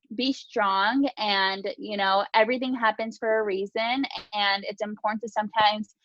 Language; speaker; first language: English; early bilingual, other home language; Japanese